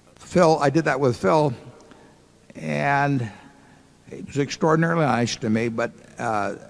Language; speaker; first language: English; native; English